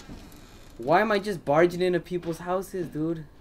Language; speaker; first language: English; native; English